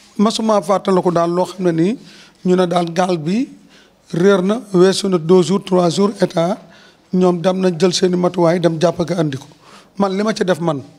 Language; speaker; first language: Wolof; native; Wolof